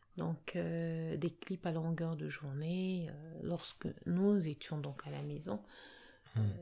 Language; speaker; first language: French; native; French